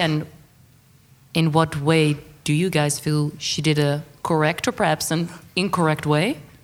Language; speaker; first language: English; non-native, fluent; Dutch